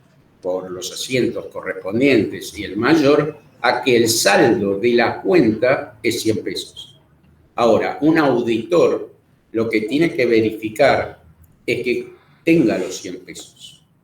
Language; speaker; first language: Spanish; native; Spanish